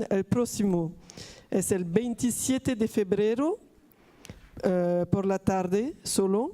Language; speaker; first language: Spanish; non-native, fluent; Italian